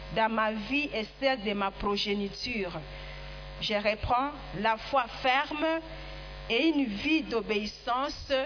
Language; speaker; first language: French; non-native, local second language; Swahili